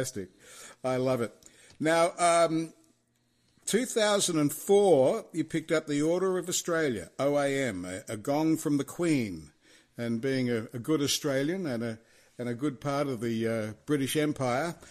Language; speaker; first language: English; native; English